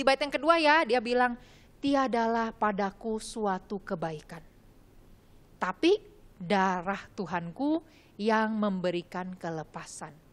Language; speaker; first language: Indonesian; native; Indonesian